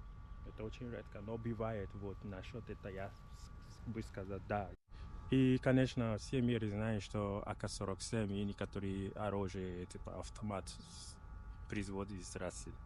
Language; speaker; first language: Russian; non-native, learner; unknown